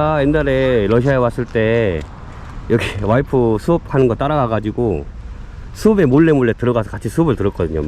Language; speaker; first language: Korean; native; Korean